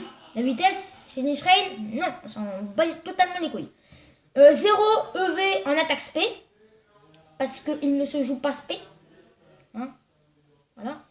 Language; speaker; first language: French; native; French